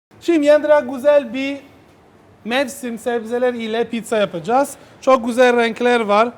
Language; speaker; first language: Turkish; non-native, learner; Italian